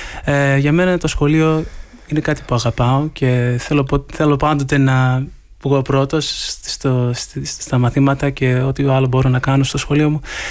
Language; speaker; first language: Greek; early bilingual, heritage; Greek